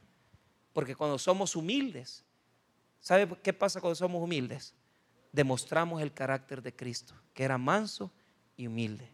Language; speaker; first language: Spanish; native; Spanish